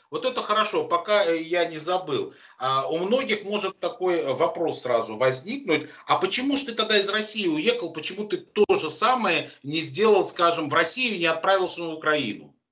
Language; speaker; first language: Russian; native; Russian